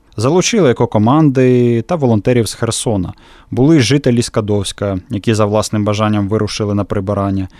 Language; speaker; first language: Ukrainian; native; Ukrainian